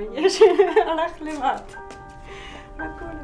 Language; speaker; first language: Hebrew; non-native, fluent; Russian